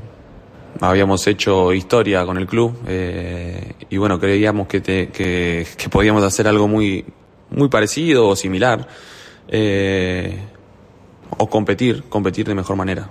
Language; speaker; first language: Spanish; native; Spanish